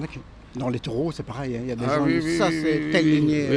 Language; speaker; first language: French; native; French